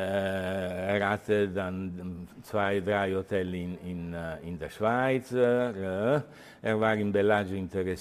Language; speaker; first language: German; early bilingual, heritage; Italian